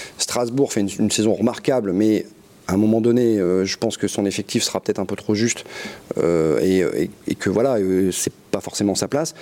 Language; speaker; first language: French; native; French